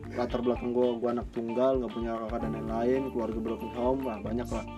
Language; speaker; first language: Indonesian; native; Indonesian